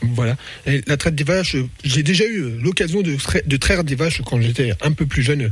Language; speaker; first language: French; native; French